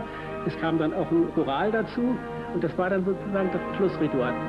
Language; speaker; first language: German; native; German